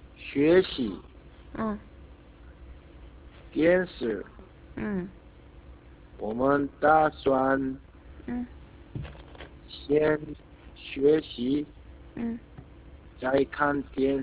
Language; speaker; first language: Chinese; non-native, learner; Korean